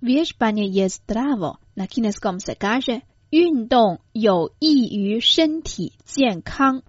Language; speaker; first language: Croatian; non-native, fluent; Chinese